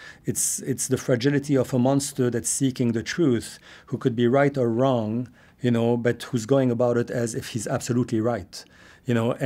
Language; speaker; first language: English; non-native, fluent; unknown